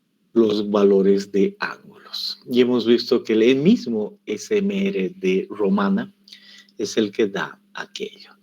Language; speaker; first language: Spanish; native; Spanish